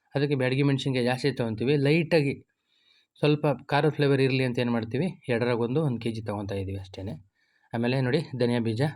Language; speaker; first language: Kannada; native; Kannada